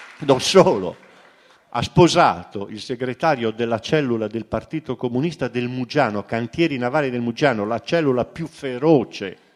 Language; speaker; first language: Italian; native; Italian